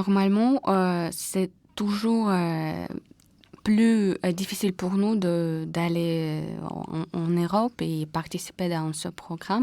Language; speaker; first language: French; non-native, fluent; Russian